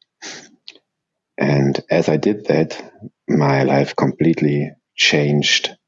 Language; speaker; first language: English; non-native, fluent; German